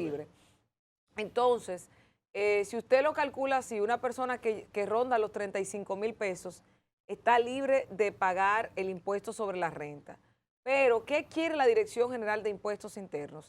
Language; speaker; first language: Spanish; native; Spanish